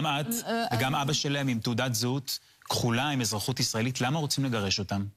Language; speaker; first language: Hebrew; native; Hebrew